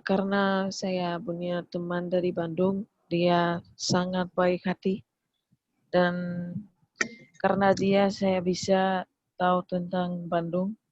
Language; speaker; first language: Indonesian; non-native, fluent; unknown